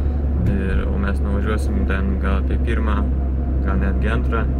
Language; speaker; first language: Lithuanian; native; Lithuanian